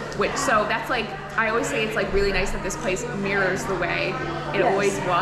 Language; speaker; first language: English; native; English